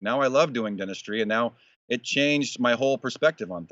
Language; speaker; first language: English; native; English